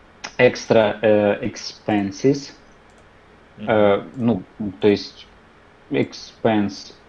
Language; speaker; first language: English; non-native, learner; Russian